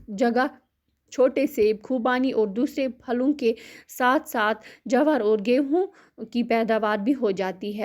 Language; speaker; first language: Hindi; non-native, local second language; Kashmiri